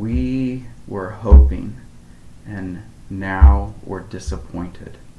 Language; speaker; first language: English; native; English